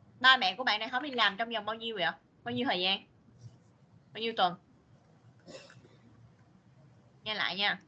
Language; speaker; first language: Vietnamese; native; Vietnamese